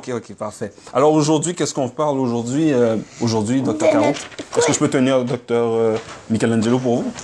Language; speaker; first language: French; native; French